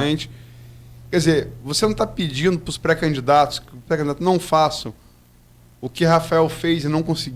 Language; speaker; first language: Portuguese; native; Portuguese